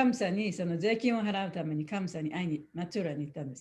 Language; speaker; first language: Japanese; native; Japanese